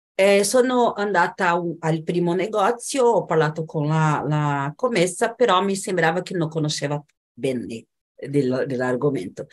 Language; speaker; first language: Italian; non-native, fluent; Portuguese